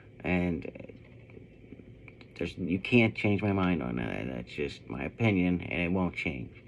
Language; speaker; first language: English; native; English